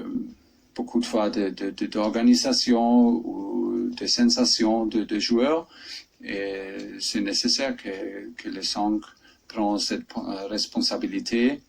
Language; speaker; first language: French; non-native, fluent; German